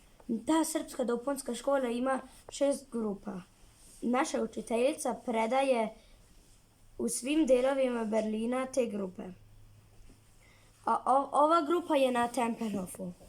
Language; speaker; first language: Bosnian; early bilingual, heritage; Serbian